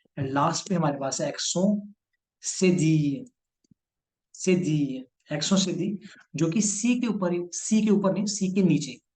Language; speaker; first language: Hindi; non-native, local second language; Punjabi